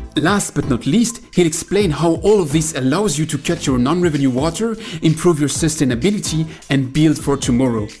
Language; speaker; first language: English; non-native, fluent; French